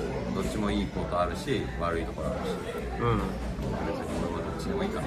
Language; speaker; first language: Japanese; native; Japanese